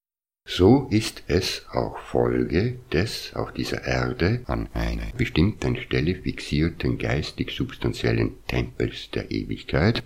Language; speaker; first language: German; native; German